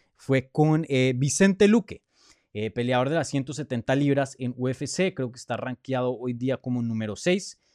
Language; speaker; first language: Spanish; native; Spanish